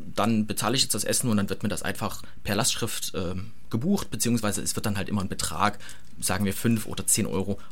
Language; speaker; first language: German; native; German